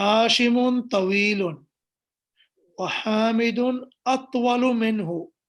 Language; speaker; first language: Arabic; non-native, fluent; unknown